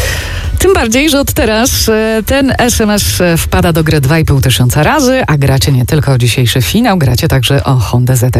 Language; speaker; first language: Polish; native; Polish